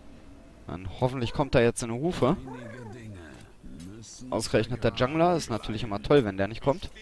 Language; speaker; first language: German; native; German